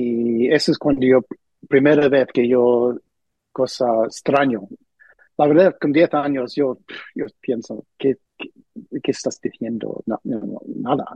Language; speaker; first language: Spanish; early bilingual, heritage; Spanish